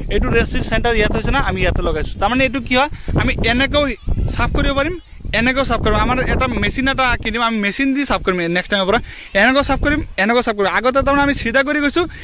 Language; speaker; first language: Assamese; non-native, local second language; Bangla